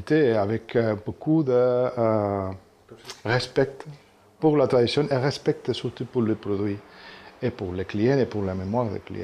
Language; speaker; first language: French; non-native, fluent; Catalan